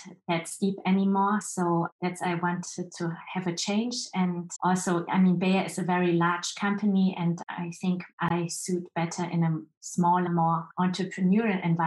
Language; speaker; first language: English; non-native, fluent; Chinese